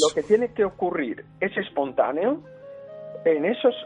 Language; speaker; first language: Spanish; native; Spanish